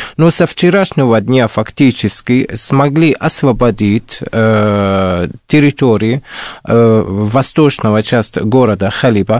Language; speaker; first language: Russian; non-native, fluent; Arabic